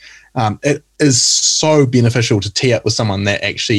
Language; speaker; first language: English; native; English